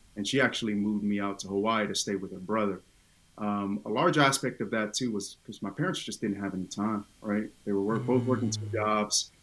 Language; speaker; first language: English; early bilingual, other home language; Tongan